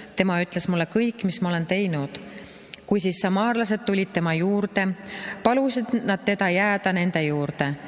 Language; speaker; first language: Estonian; native; Estonian